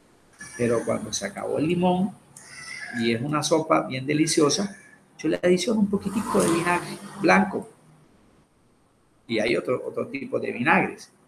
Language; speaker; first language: Spanish; native; Spanish